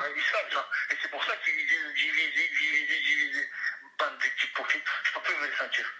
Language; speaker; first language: French; early bilingual, other home language; Kabyle